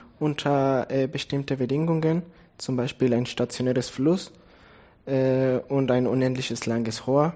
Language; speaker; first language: German; non-native, fluent; Spanish